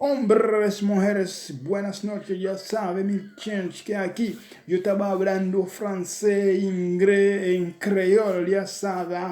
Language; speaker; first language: Spanish; non-native, learner; Haitian Creole